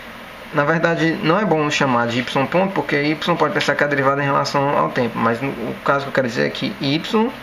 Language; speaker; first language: Portuguese; native; Portuguese